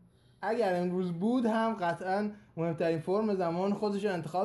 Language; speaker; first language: Persian; native; Persian